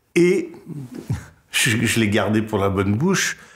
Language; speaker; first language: French; native; French